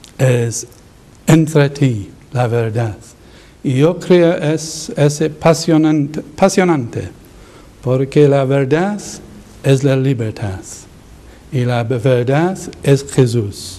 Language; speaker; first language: Spanish; non-native, learner; English